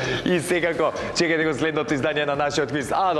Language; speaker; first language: Macedonian; native; Macedonian